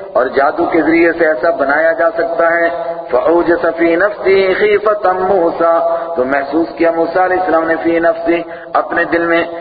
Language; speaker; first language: Urdu; native; Urdu